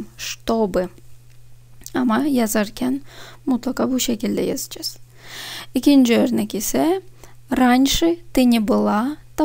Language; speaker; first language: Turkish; non-native, fluent; Russian